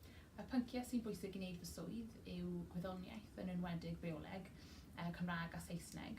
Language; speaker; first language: Welsh; non-native, local second language; English